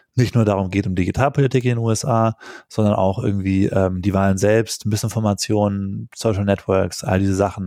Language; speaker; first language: German; native; German